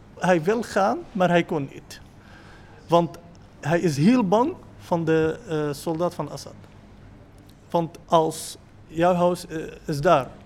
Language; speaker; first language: Dutch; non-native, learner; Arabic